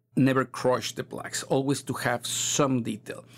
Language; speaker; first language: English; non-native, fluent; Spanish